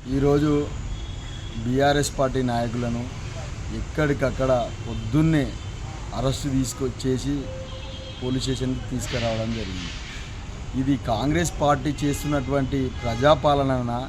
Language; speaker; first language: Telugu; native; Telugu